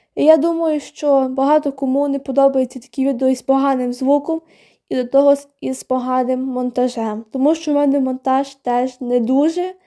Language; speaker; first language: Ukrainian; non-native, local second language; Russian